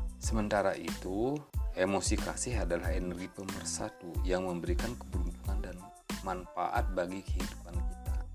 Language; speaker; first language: Indonesian; native; Indonesian